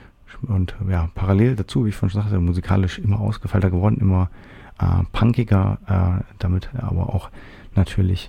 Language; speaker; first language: German; native; German